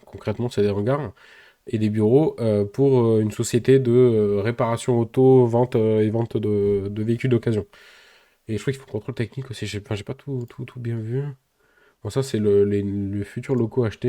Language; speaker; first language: French; native; French